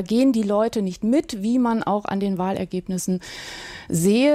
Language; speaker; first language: German; native; German